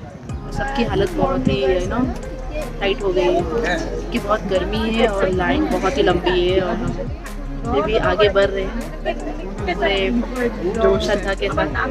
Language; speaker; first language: Hindi; native; Hindi